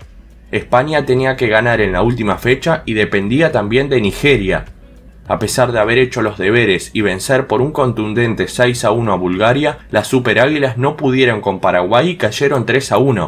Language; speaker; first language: Spanish; native; Spanish